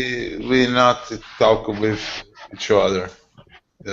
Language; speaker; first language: English; non-native, learner; Portuguese